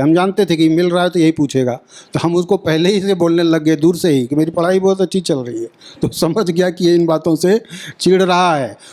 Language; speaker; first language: Hindi; native; Hindi